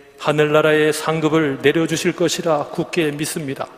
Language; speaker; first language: Korean; native; Korean